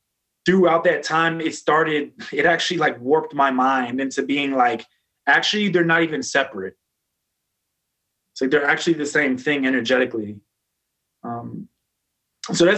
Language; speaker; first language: English; native; English